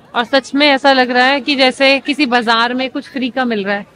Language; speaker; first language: Hindi; native; Hindi